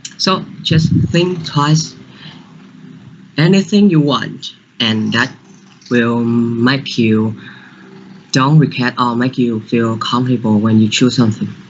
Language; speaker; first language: English; non-native, learner; Vietnamese